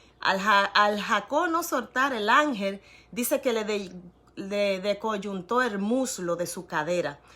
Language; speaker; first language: Spanish; native; Spanish